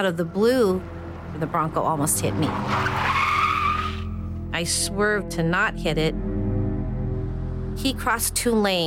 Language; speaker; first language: English; native; English